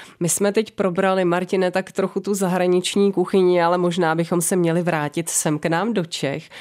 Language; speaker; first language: Czech; native; Czech